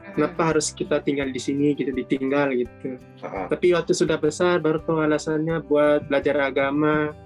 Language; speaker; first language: Indonesian; early bilingual, other home language; Japanese